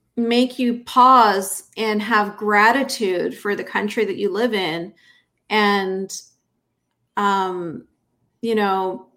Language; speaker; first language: English; native; English